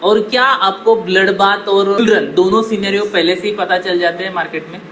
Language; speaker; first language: Hindi; non-native, local second language; Marathi